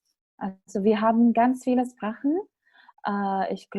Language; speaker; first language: German; non-native, fluent; Indonesian